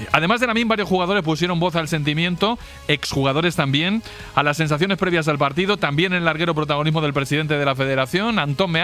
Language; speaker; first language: Spanish; native; Spanish